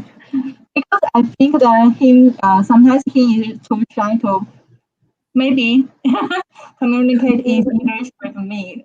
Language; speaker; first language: English; non-native, learner; Chinese